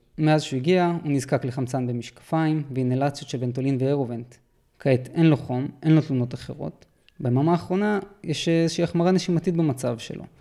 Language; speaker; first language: Hebrew; native; Hebrew